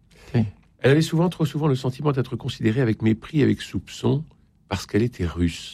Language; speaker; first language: French; native; French